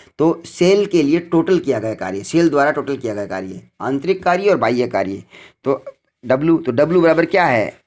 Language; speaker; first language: Hindi; native; Hindi